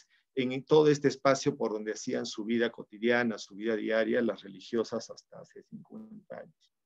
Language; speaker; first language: Spanish; native; Spanish